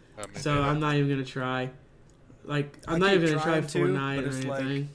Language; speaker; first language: English; native; English